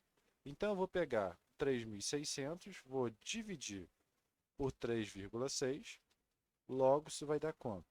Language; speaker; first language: Portuguese; native; Portuguese